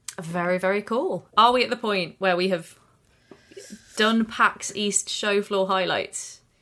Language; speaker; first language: English; native; English